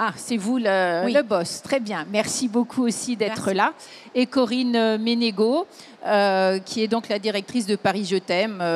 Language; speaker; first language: French; native; French